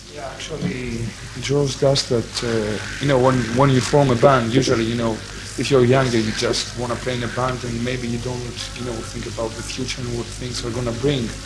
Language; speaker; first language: English; non-native, fluent; Greek